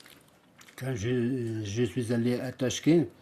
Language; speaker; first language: French; non-native, learner; Uzbek